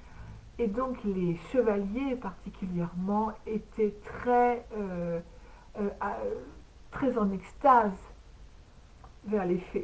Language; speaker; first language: French; native; French